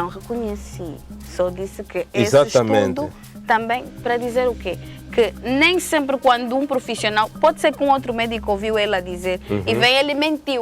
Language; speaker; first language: Portuguese; native; Portuguese